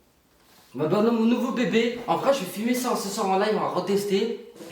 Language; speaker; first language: French; native; French